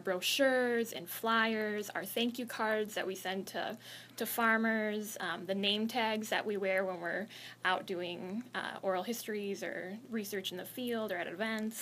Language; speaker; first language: English; native; English